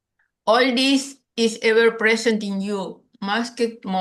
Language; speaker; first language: English; non-native, learner; Spanish